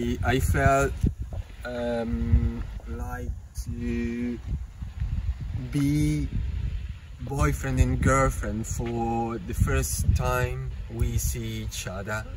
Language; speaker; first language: English; non-native, fluent; Italian